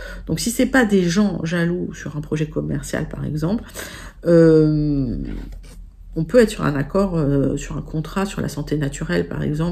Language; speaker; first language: French; native; French